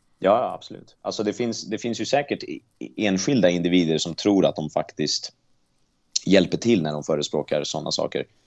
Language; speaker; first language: Swedish; native; Swedish